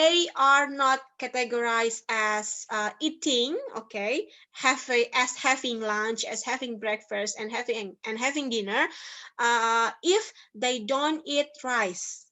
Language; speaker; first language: English; non-native, fluent; Indonesian